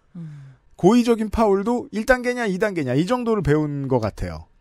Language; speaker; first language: Korean; native; Korean